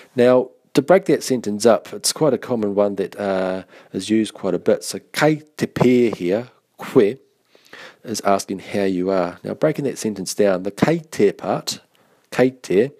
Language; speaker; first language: English; native; English